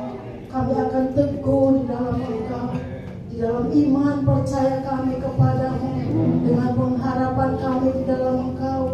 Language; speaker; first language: Indonesian; native; Indonesian